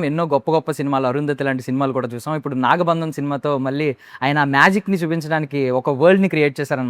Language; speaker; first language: Telugu; native; Telugu